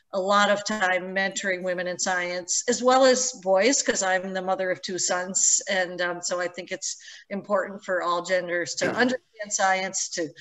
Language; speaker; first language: English; native; English